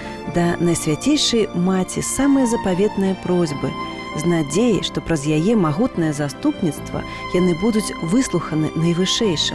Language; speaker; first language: Belarusian; native; Belarusian